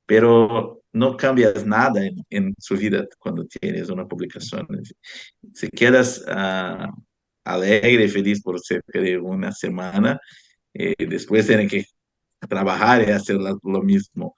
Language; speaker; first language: Spanish; non-native, fluent; Portuguese